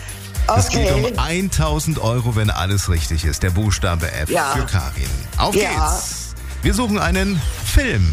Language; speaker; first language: German; native; German